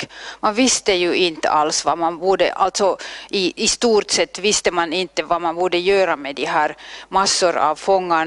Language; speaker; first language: Swedish; non-native, local second language; Finnish